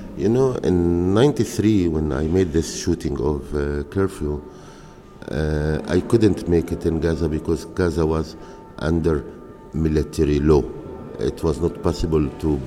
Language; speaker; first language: English; non-native, fluent; Arabic